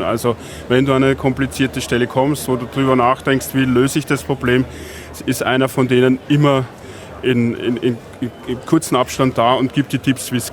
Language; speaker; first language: German; native; German